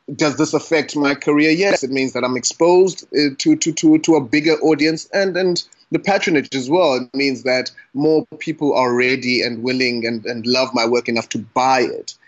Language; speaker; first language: English; non-native, local second language; Xhosa